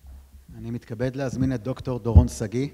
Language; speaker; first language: Hebrew; native; Hebrew